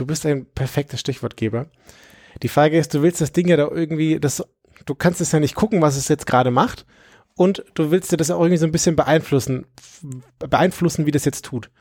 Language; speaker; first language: German; native; German